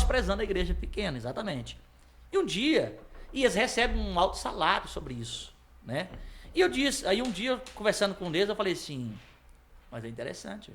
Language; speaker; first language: Portuguese; native; Portuguese